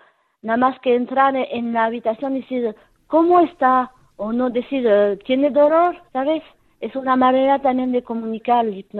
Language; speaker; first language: Spanish; non-native, fluent; French